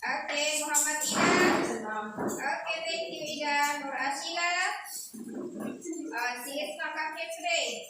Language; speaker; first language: English; non-native, learner; Indonesian